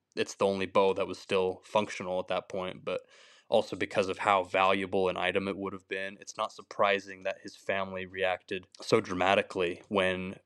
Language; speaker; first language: English; native; English